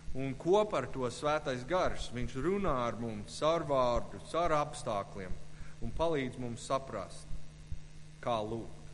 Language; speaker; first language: Latvian; non-native, fluent; English